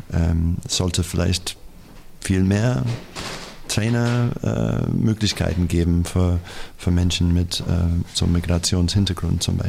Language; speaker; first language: German; non-native, fluent; English